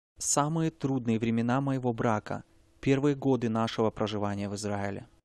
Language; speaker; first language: Russian; native; Russian